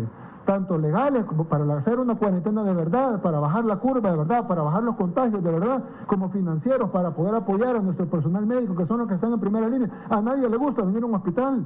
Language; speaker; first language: Spanish; native; Spanish